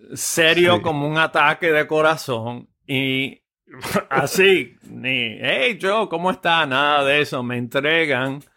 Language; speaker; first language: Spanish; native; Spanish